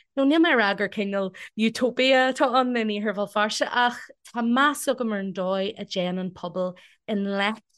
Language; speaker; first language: Irish; non-native, local second language; English